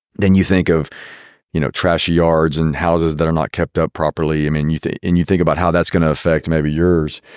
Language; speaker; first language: English; native; English